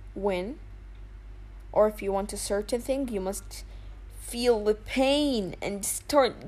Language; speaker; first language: English; non-native, fluent; Arabic